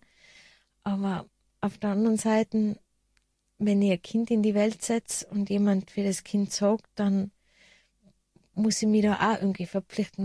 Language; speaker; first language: German; native; German